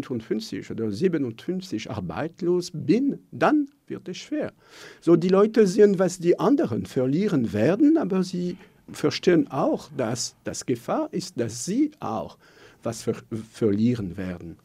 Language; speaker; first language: German; non-native, local second language; French